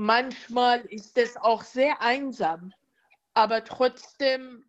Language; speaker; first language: German; non-native, fluent; Persian